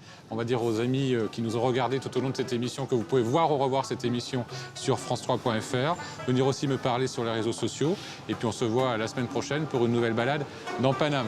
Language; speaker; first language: French; native; French